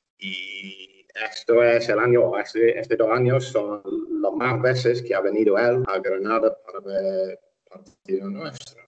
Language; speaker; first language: Spanish; non-native, fluent; English